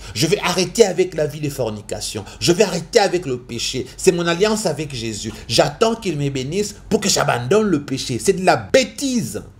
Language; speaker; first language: French; non-native, local second language; Lingala